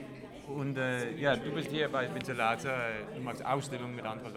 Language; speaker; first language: German; non-native, learner; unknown